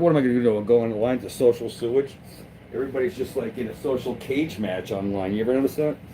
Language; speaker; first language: English; native; English